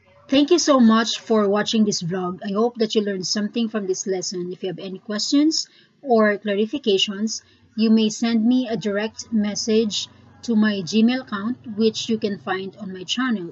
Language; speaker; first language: English; non-native, local second language; Filipino